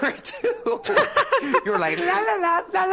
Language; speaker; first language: English; native; English